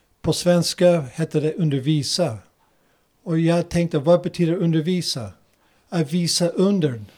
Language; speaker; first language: Swedish; non-native, fluent; English